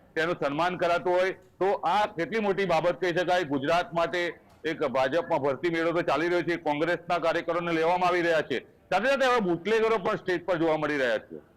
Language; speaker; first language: Gujarati; native; Gujarati